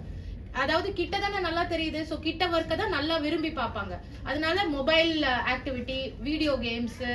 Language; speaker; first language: Tamil; native; Tamil